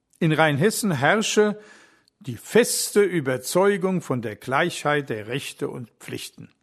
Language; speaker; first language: German; native; German